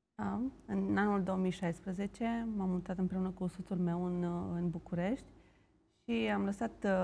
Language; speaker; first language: Romanian; native; Romanian